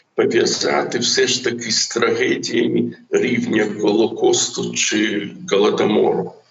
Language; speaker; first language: Ukrainian; non-native, local second language; Russian